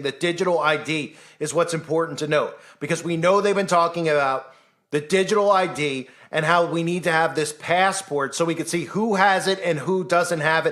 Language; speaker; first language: English; native; English